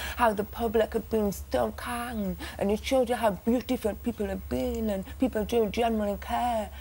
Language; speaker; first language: English; native; English